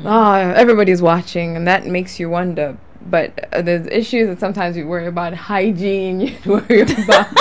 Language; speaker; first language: English; non-native, local second language; Ganda